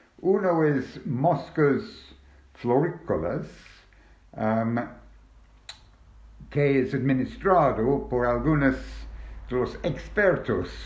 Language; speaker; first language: Spanish; non-native, learner; English